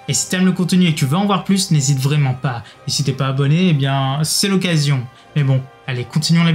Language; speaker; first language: French; native; French